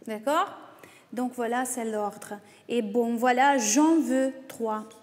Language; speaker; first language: French; non-native, fluent; Hungarian